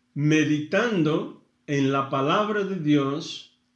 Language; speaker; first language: Spanish; non-native, fluent; Portuguese